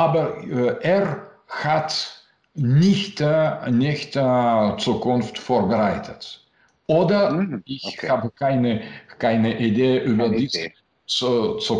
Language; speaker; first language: German; non-native, learner; Russian